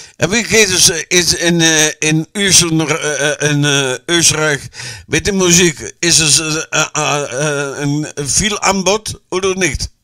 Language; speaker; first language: German; non-native, learner; Dutch